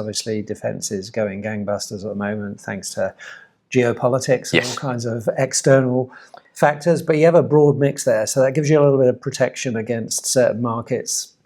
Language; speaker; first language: English; native; English